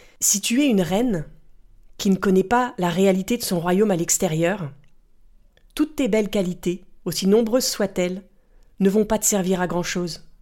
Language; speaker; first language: French; native; French